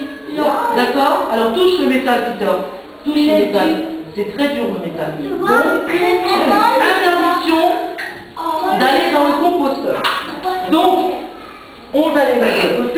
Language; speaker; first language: French; native; French